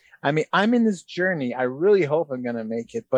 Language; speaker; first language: English; native; English